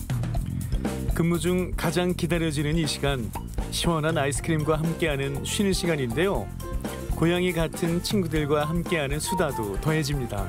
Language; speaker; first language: Korean; native; Korean